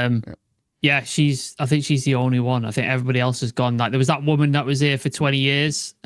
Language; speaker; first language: English; native; English